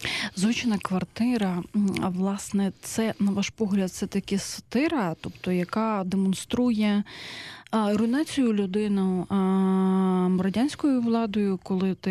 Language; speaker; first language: Ukrainian; native; Ukrainian